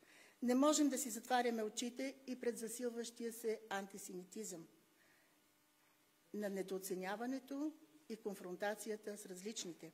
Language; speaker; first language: Bulgarian; native; Bulgarian